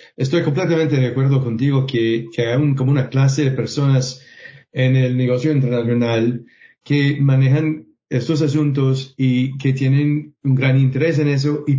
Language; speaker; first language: Spanish; non-native, fluent; English